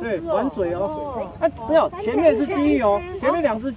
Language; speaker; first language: Chinese; native; Chinese